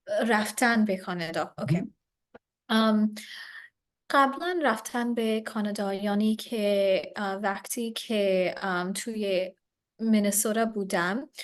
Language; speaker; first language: Persian; non-native, learner; English